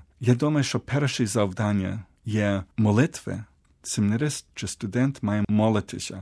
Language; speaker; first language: Ukrainian; early bilingual, heritage; Ukrainian